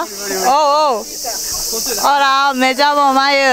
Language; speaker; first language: Spanish; non-native, learner; Japanese